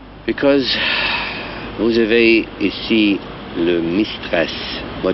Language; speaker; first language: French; non-native, learner; English